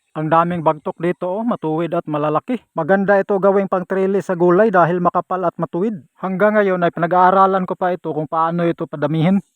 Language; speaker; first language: Filipino; non-native, local second language; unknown